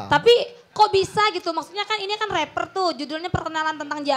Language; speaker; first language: Indonesian; native; Indonesian